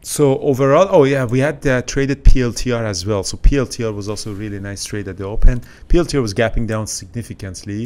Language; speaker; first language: English; native; English